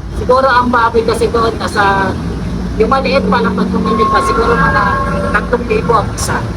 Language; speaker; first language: Filipino; non-native, local second language; Bikol